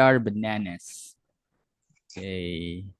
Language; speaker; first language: English; non-native, fluent; Indonesian